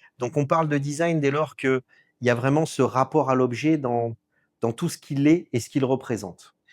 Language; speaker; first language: French; native; French